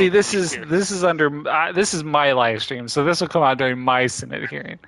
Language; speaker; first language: English; native; English